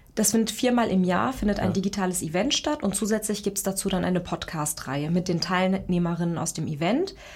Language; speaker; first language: German; early bilingual, other home language; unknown